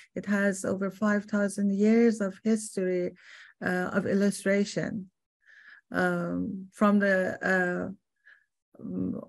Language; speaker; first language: English; non-native, fluent; Persian